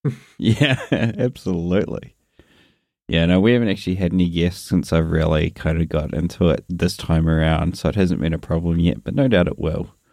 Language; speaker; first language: English; native; English